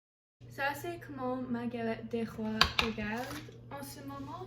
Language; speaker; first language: French; non-native, learner; English